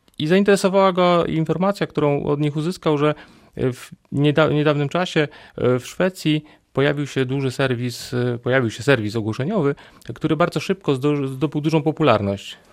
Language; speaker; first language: Polish; native; Polish